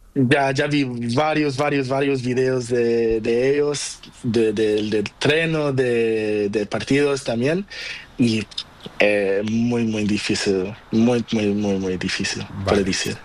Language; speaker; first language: Spanish; non-native, learner; Portuguese